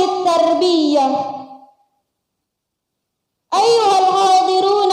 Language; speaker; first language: Arabic; non-native, learner; Sasak